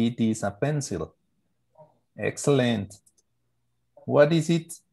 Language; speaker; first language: English; non-native, learner; Spanish